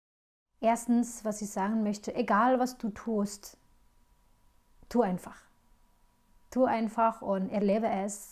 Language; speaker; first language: German; non-native, fluent; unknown